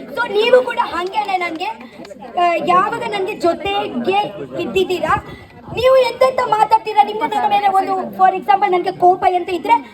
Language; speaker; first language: Kannada; non-native, local second language; Tulu